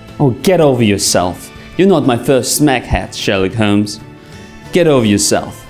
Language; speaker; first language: English; non-native, fluent; Russian